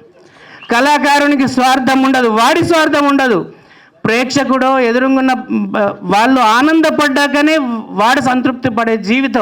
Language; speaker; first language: Telugu; native; Telugu